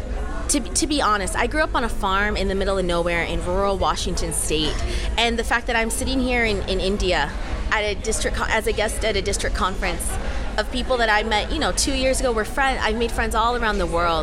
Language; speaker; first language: English; native; English